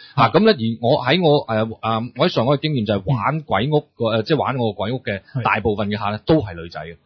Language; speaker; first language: Cantonese; native; Cantonese